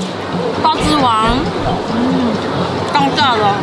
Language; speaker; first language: Chinese; non-native, fluent; Korean